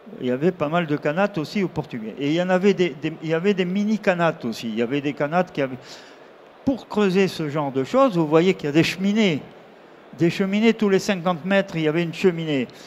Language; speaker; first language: French; native; French